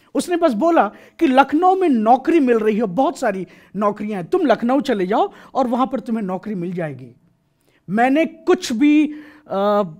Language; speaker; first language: Hindi; native; Hindi